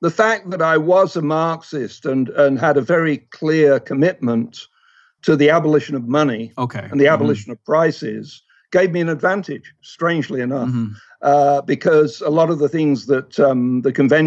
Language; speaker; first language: English; native; English